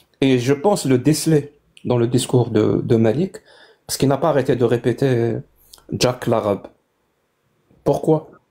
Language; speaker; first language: French; non-native, local second language; Kabyle